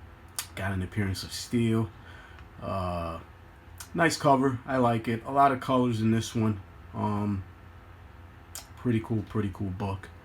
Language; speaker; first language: English; native; English